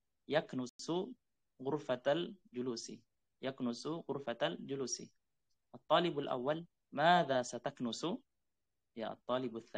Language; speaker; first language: Arabic; non-native, fluent; Indonesian